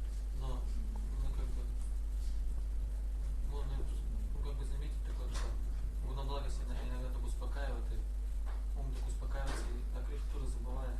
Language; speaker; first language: Russian; native; Russian